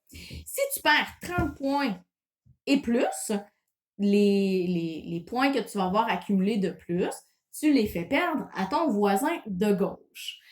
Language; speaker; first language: French; native; French